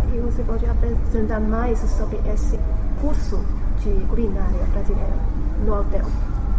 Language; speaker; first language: Portuguese; non-native, fluent; Chinese